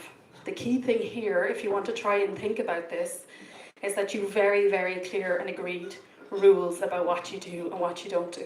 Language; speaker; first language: English; native; English